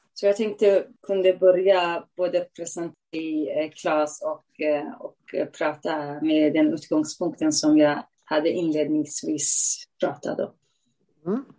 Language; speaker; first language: Swedish; non-native, fluent; Central Kurdish